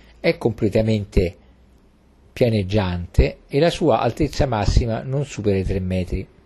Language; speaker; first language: Italian; native; Italian